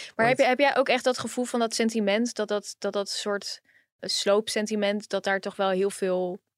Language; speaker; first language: Dutch; native; Dutch